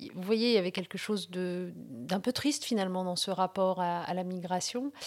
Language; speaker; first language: French; early bilingual, other home language; Riffian